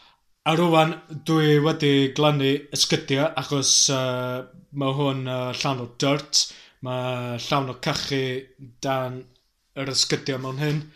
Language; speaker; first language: Welsh; non-native, learner; English